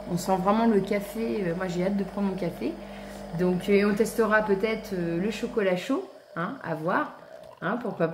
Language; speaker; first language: French; native; French